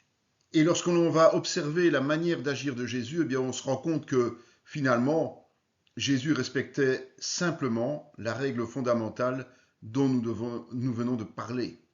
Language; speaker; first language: French; native; French